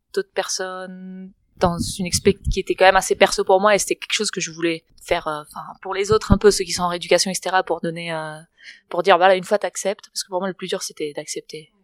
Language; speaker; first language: French; non-native, fluent; Spanish